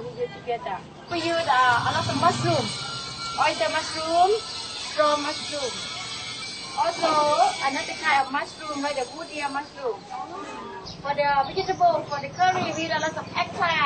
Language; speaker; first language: English; non-native, learner; Thai